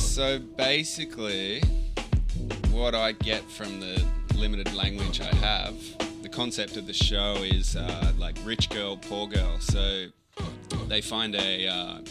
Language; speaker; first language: English; native; English